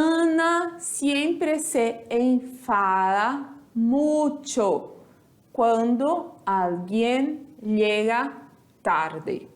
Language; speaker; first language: Spanish; non-native, fluent; Portuguese